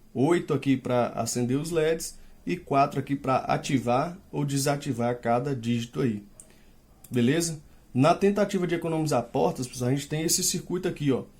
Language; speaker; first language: Portuguese; native; Portuguese